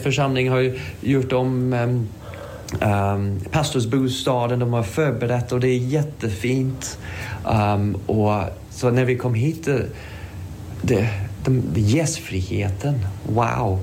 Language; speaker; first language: Swedish; non-native, fluent; English